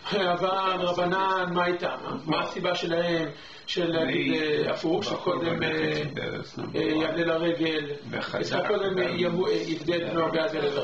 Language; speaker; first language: Hebrew; non-native, fluent; English